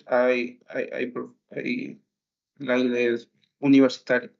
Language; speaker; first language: English; non-native, learner; Spanish